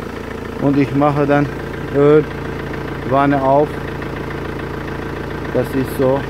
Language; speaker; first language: German; non-native, learner; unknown